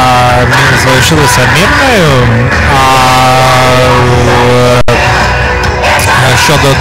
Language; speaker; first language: Ukrainian; non-native, fluent; Lithuanian